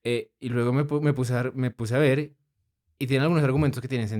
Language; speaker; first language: Spanish; native; Spanish